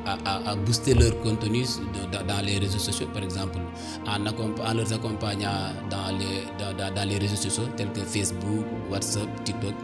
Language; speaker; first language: French; non-native, local second language; Wolof